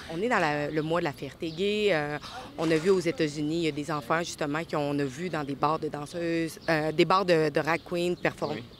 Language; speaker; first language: French; native; French